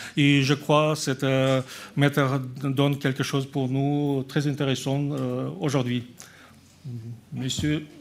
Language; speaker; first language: French; non-native, learner; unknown